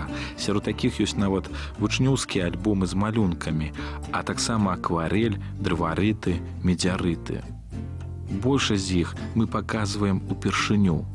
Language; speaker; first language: Belarusian; native; Belarusian